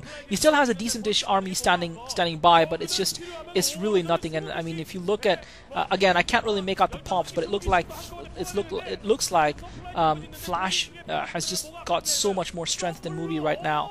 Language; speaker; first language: English; native; English